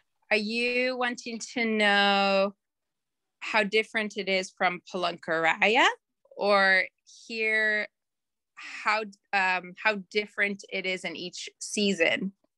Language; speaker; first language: English; native; English